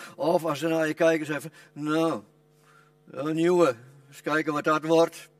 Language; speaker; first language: Dutch; non-native, local second language; Western Frisian